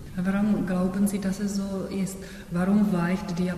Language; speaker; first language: German; non-native, fluent; Czech